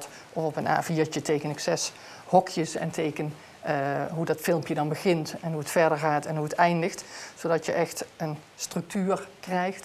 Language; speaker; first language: Dutch; native; Dutch